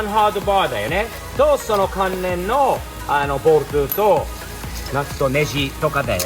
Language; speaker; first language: Japanese; non-native, fluent; English